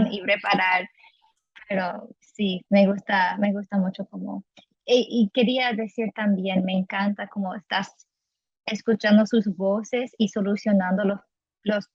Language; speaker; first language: Spanish; non-native, fluent; English